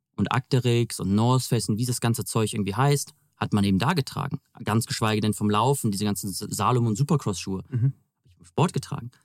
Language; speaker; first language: German; native; German